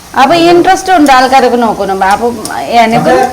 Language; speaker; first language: Malayalam; non-native, fluent; Nepali